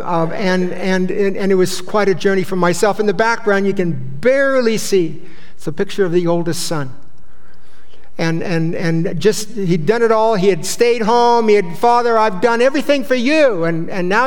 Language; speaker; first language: English; native; English